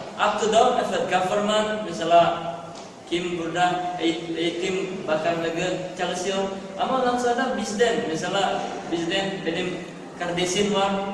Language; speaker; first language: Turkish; non-native, learner; Indonesian